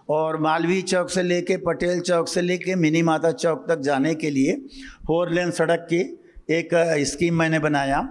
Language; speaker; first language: Hindi; native; Hindi